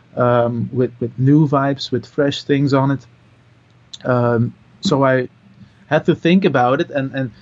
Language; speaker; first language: English; non-native, fluent; Dutch